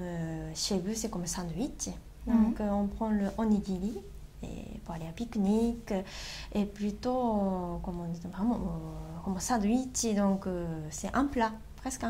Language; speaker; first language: French; non-native, learner; Japanese